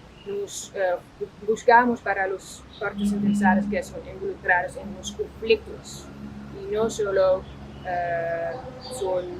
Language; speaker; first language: Spanish; non-native, fluent; Dutch